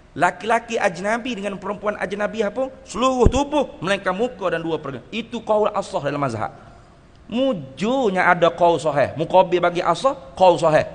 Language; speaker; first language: Malay; native; Malay